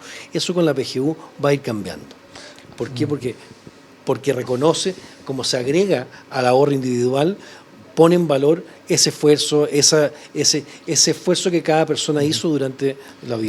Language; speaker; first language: Spanish; native; Spanish